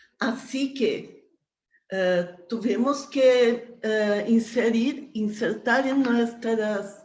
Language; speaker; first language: Spanish; non-native, fluent; Portuguese